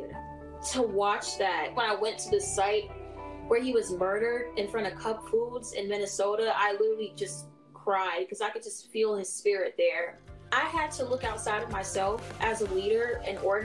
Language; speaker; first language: English; native; English